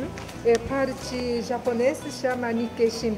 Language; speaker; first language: Portuguese; non-native, learner; Japanese